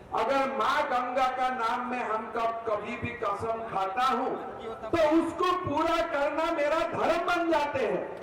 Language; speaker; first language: Hindi; non-native, local second language; Assamese